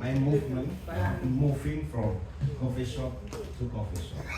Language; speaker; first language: English; non-native, learner; Indonesian